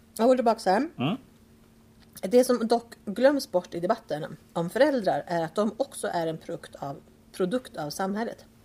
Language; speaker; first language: Swedish; early bilingual, other home language; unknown